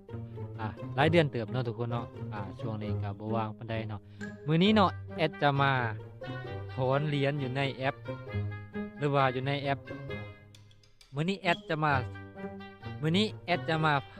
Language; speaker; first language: Thai; non-native, local second language; Northeastern Thai